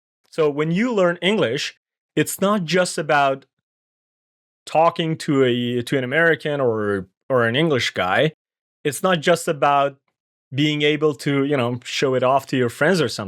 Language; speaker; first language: English; non-native, fluent; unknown